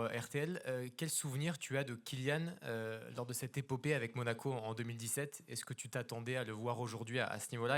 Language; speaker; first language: French; native; French